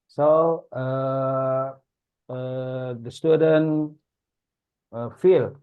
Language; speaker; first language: English; non-native, learner; Indonesian